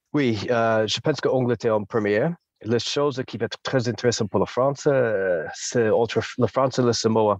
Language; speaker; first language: French; non-native, fluent; English